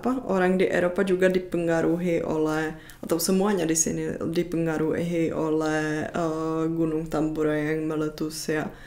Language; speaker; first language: Indonesian; non-native, fluent; Czech